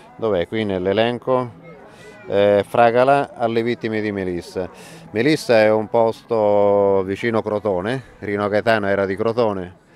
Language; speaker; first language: Italian; native; Italian